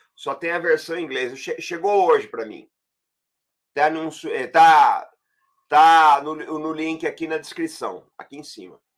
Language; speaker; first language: Portuguese; native; Portuguese